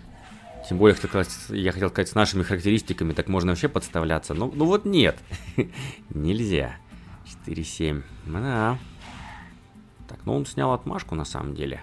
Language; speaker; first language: Russian; native; Russian